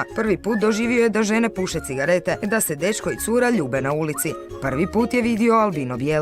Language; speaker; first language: Croatian; native; Croatian